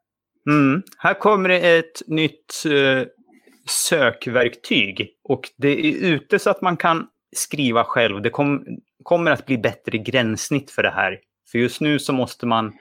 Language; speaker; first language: Swedish; native; Swedish